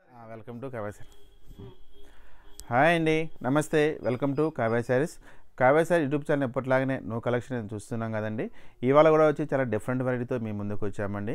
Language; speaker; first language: Telugu; native; Telugu